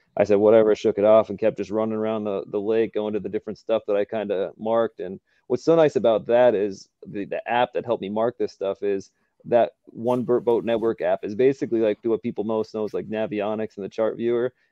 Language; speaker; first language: English; native; English